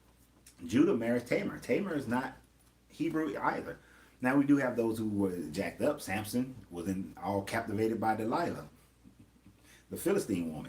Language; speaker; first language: English; native; English